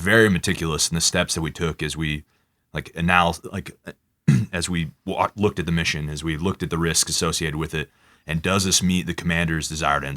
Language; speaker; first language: English; native; English